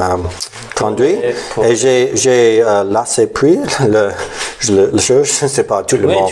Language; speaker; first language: French; non-native, learner; English